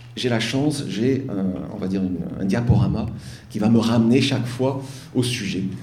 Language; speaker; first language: French; non-native, fluent; English